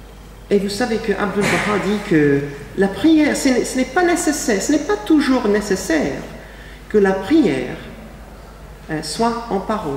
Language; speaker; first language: French; non-native, fluent; English